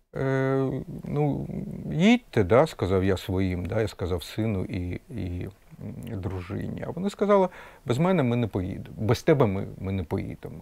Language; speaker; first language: Ukrainian; non-native, local second language; Russian